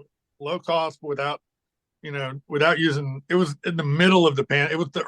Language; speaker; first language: English; native; English